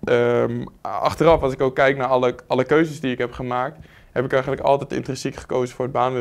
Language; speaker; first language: Dutch; native; Dutch